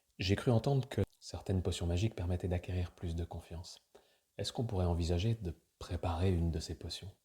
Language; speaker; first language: French; native; French